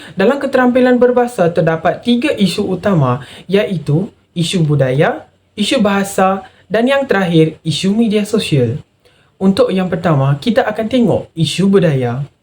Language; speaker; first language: Malay; non-native, local second language; Tamil